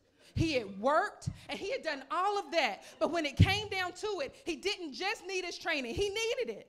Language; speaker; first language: English; native; English